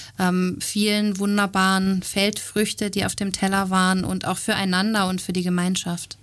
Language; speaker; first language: German; native; German